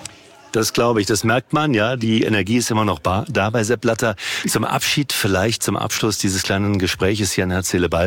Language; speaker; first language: German; native; German